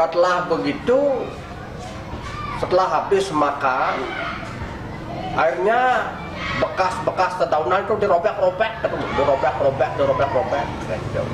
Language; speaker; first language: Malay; non-native, local second language; Balinese